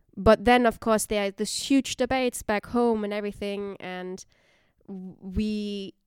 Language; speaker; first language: English; non-native, fluent; German